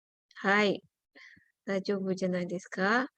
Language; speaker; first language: Japanese; non-native, fluent; Indonesian